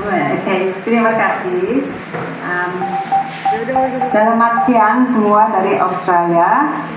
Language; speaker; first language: Indonesian; non-native, fluent; English